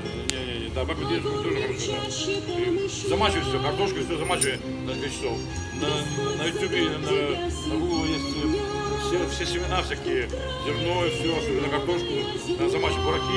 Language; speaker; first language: Russian; native; Russian